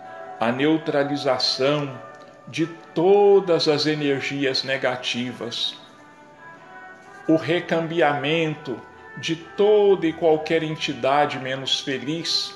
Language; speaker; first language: Portuguese; native; Portuguese